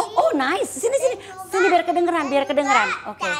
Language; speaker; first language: Indonesian; native; Indonesian